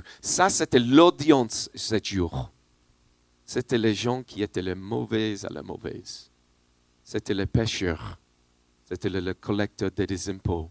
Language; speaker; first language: French; non-native, learner; English